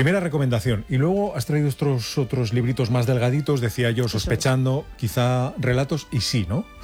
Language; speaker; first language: Spanish; native; Spanish